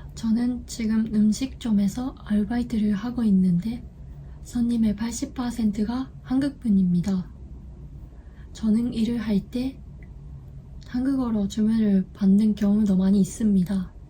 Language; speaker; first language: Korean; non-native, learner; Japanese